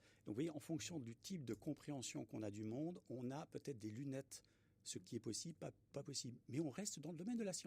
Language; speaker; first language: French; native; French